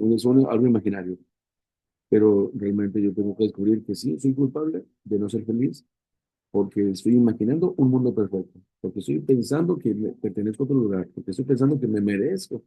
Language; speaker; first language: Spanish; native; Spanish